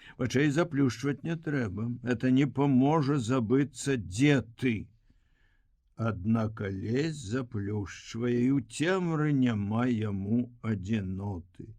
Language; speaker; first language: Belarusian; native; Belarusian